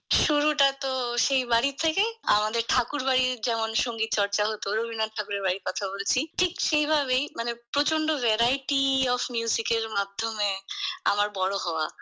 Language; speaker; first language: Bangla; native; Bangla